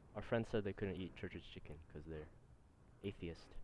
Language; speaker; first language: English; early bilingual, other home language; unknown